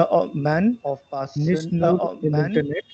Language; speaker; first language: German; non-native, learner; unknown